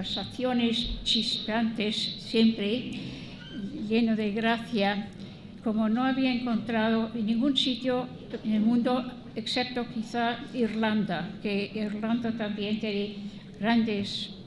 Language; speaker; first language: Spanish; non-native, fluent; English